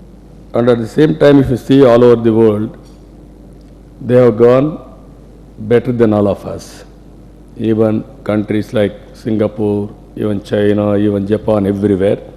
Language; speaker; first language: English; non-native, local second language; Telugu